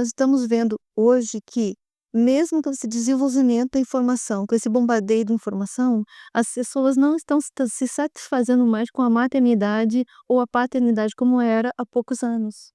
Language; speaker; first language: Portuguese; native; Portuguese